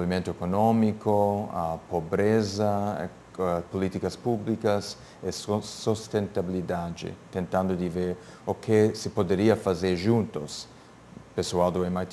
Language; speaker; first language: Portuguese; non-native, fluent; English